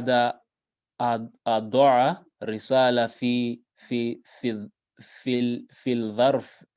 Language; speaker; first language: Arabic; non-native, learner; English